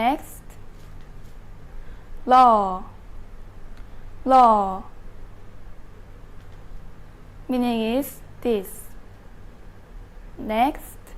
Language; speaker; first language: English; non-native, learner; Indonesian